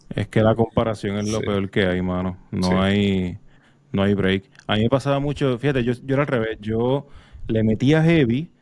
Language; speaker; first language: Spanish; native; Spanish